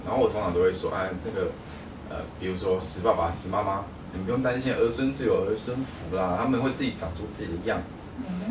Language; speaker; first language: Chinese; native; Chinese